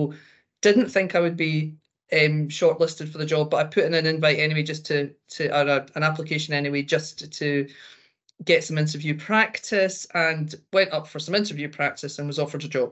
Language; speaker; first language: English; native; English